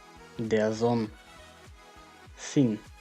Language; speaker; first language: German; non-native, fluent; Macedonian